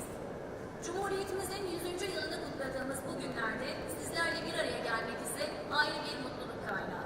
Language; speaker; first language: Turkish; native; Turkish